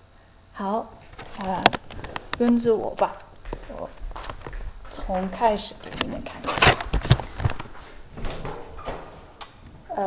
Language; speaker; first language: Chinese; non-native, fluent; Dutch